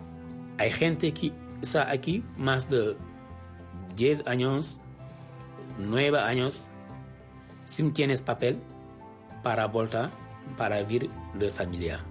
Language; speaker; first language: Spanish; non-native, learner; Wolof